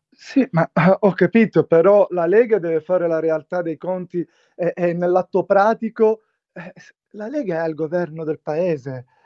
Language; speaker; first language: Italian; native; Italian